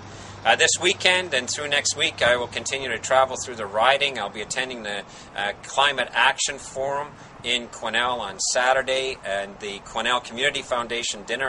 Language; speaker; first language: English; native; English